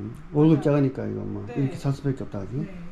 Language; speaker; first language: Korean; native; Korean